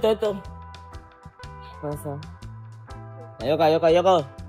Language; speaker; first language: Filipino; non-native, learner; Spanish